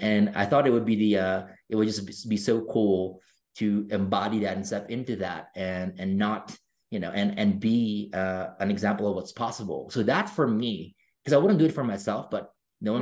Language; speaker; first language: English; non-native, local second language; Filipino